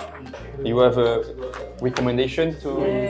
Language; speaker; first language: English; non-native, learner; French